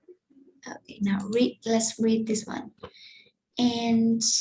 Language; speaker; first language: English; non-native, fluent; Vietnamese